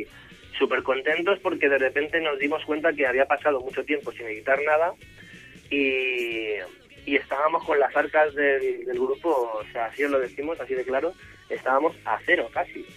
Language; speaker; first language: Spanish; native; Spanish